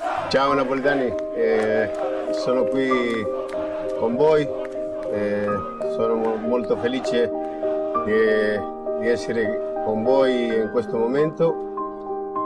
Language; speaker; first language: Italian; non-native, fluent; Spanish